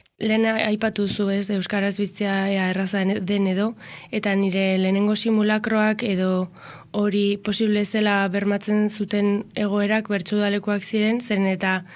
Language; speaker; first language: Basque; non-native, local second language; Spanish